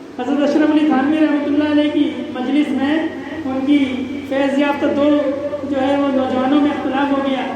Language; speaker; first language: Urdu; non-native, local second language; Punjabi